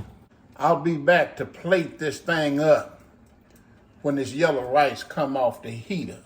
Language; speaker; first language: English; native; English